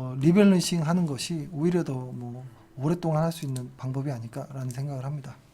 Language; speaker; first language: Korean; native; Korean